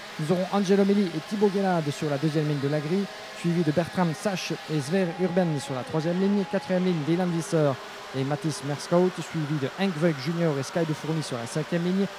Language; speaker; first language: French; native; French